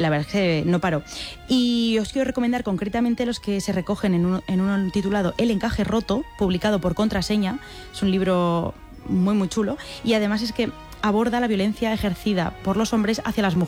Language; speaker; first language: Spanish; native; Spanish